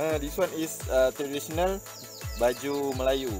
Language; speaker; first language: English; non-native, learner; Malay